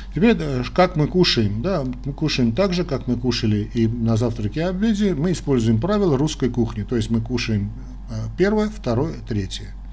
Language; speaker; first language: Russian; non-native, local second language; Armenian